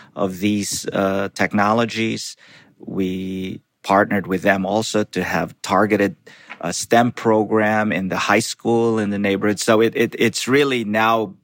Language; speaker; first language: English; non-native, local second language; Filipino